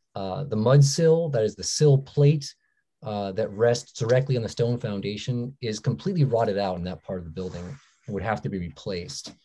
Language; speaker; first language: English; native; English